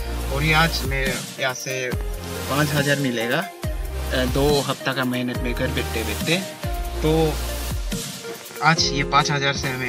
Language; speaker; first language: Hindi; non-native, local second language; Adi